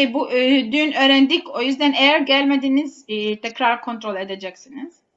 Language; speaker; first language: Turkish; non-native, fluent; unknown